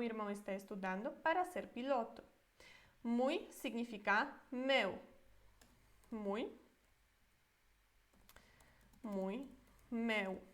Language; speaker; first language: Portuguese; non-native, fluent; Polish